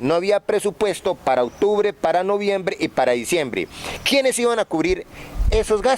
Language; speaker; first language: Spanish; native; Spanish